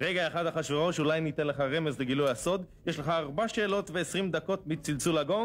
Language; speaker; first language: Hebrew; native; Hebrew